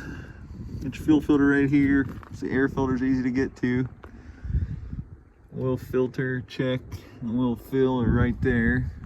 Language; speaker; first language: English; native; English